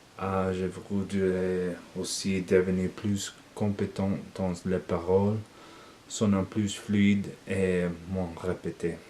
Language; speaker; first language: French; non-native, learner; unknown